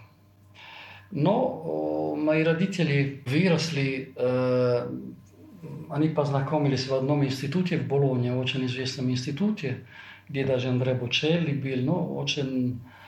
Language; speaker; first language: Russian; non-native, fluent; Italian